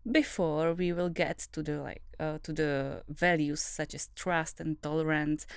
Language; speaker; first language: English; non-native, fluent; Czech